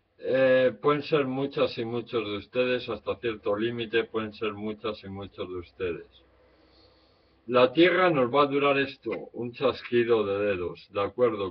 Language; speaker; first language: Spanish; native; Spanish